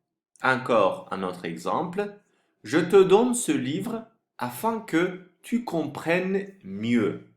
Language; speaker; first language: French; non-native, fluent; Turkish